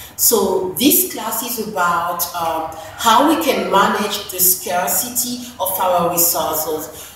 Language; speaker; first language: English; non-native, fluent; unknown